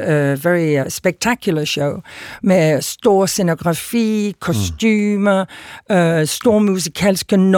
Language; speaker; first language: Danish; non-native, fluent; English